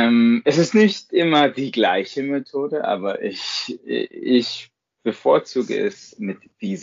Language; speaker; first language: German; non-native, fluent; Spanish